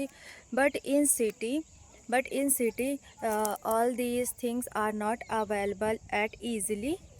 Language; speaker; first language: English; non-native, learner; Hindi